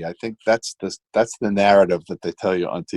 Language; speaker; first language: English; native; English